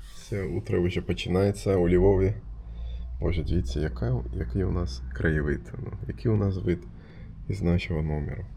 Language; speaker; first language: Ukrainian; non-native, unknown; Turkish